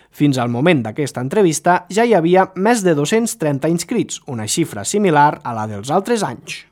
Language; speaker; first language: Catalan; native; Catalan